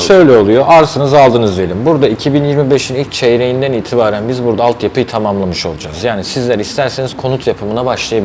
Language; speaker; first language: Turkish; native; Turkish